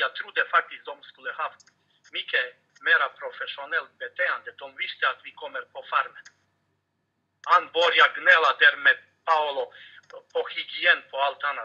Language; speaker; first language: Swedish; non-native, fluent; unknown